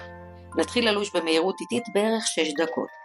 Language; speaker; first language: Hebrew; native; Hebrew